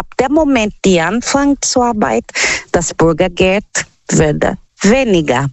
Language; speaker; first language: German; non-native, learner; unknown